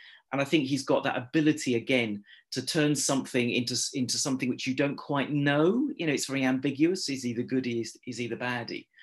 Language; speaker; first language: English; native; English